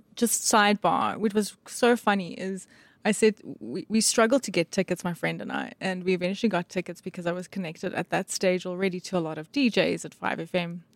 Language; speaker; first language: English; native; English